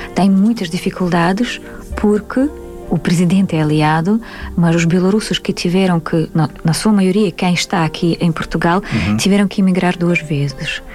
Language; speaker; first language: Portuguese; non-native, fluent; Russian